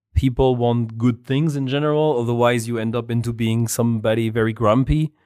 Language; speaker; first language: English; non-native, fluent; French